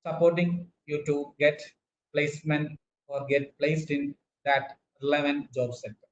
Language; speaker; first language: English; non-native, local second language; Malayalam